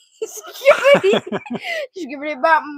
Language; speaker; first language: English; native; English